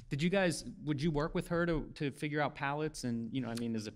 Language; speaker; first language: English; native; English